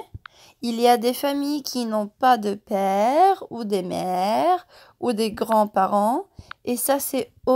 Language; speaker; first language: French; non-native, fluent; English